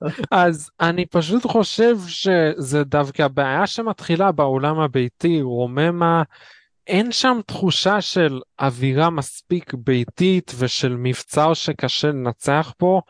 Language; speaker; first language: Hebrew; native; Hebrew